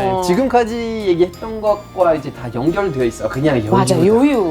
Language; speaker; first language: Korean; non-native, fluent; French